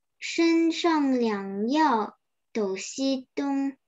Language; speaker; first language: Chinese; early bilingual, heritage; Chinese